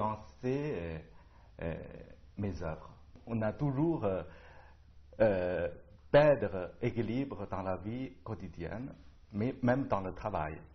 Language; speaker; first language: French; non-native, learner; Chinese